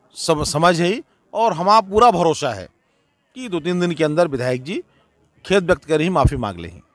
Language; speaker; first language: Hindi; native; Hindi